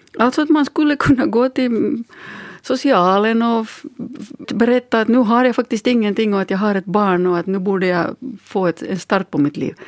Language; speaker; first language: Swedish; native; Swedish